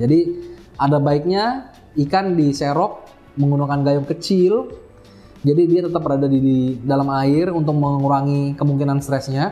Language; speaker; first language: Indonesian; native; Indonesian